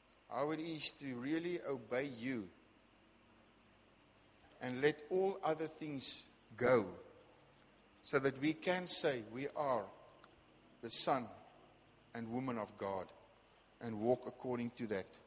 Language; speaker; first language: English; non-native, local second language; Afrikaans